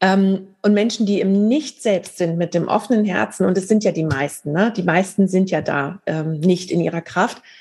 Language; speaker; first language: German; native; German